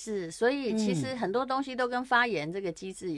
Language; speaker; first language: Chinese; native; Chinese